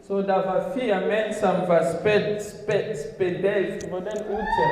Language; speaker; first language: Danish; non-native, fluent; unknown